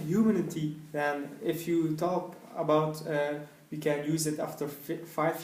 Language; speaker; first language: English; non-native, learner; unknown